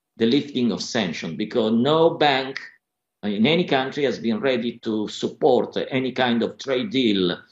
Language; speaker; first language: English; non-native, fluent; Italian